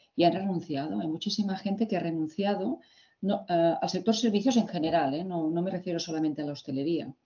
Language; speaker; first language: Spanish; native; Spanish